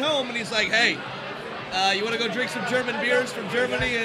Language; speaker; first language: English; native; English